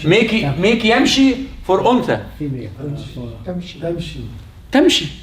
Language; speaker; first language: Arabic; non-native, fluent; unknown